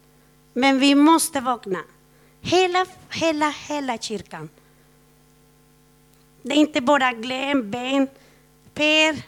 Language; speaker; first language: Swedish; non-native, fluent; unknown